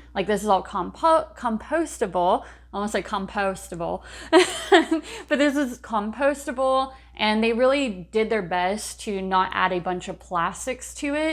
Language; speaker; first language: English; native; English